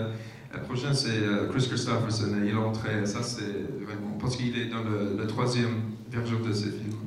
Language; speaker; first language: French; non-native, fluent; English